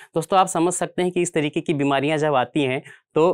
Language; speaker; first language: Hindi; native; Hindi